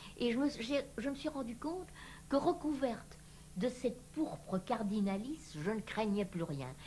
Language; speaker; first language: French; native; French